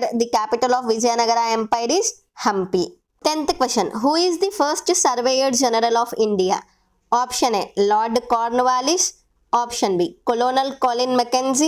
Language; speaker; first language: English; non-native, local second language; Telugu